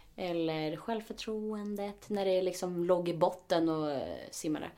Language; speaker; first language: Swedish; early bilingual, other home language; Spanish